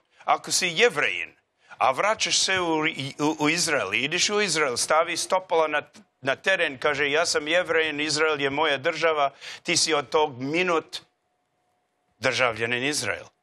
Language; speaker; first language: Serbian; non-native, learner; English